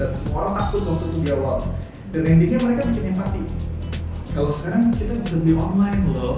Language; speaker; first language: Indonesian; native; Indonesian